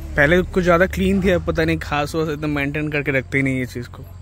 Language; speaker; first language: Hindi; non-native, local second language; Bangla